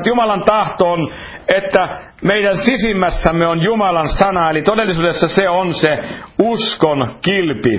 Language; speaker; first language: Finnish; native; Finnish